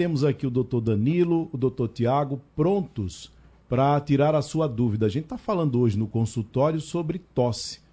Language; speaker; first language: Portuguese; native; Portuguese